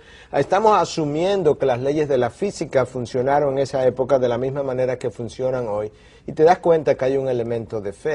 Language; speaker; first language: Spanish; native; Spanish